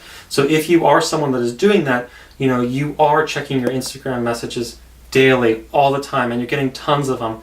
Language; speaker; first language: English; native; English